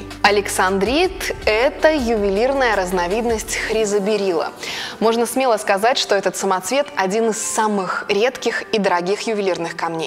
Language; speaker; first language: Russian; native; Russian